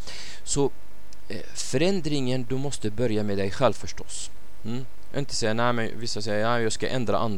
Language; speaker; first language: Swedish; non-native, fluent; Arabic